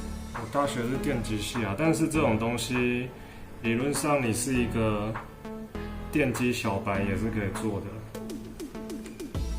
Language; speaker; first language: Chinese; native; Chinese